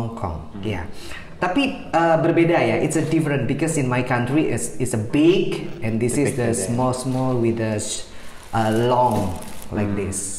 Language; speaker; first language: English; non-native, learner; Indonesian